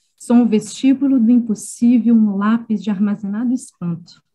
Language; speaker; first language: Portuguese; native; Portuguese